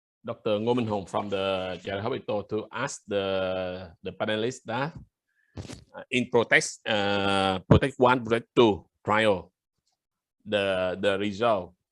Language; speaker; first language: English; non-native, learner; Vietnamese